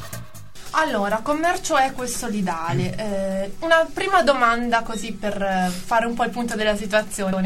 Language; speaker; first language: Italian; native; Italian